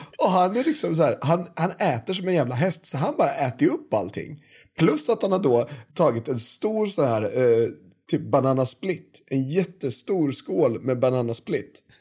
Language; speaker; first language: Swedish; native; Swedish